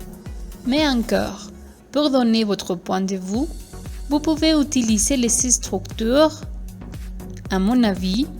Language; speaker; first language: French; non-native, fluent; Spanish